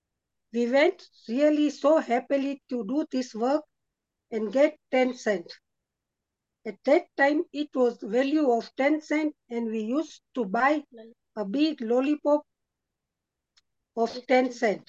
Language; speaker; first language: English; non-native, local second language; Gujarati